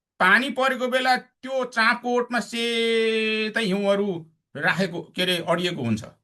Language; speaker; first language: Nepali; non-native, local second language; Limbu